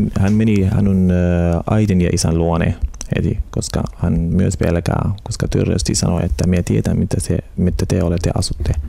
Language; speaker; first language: Finnish; non-native, learner; Arabic